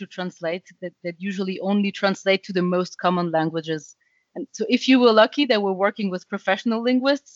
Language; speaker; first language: English; non-native, fluent; French